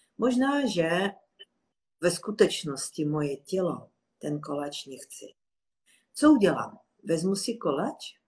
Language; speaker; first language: Czech; non-native, fluent; Russian